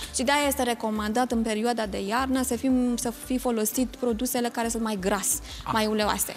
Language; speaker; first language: Romanian; non-native, fluent; Turkish